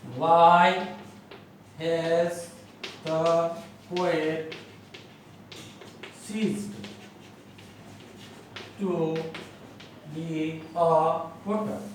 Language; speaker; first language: English; non-native, local second language; Gujarati